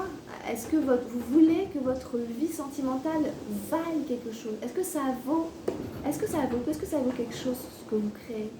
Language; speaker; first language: French; native; French